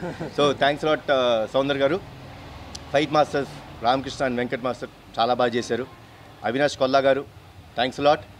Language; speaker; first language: Telugu; native; Telugu